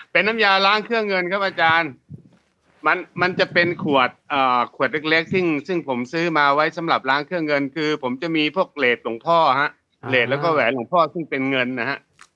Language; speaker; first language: Thai; native; Thai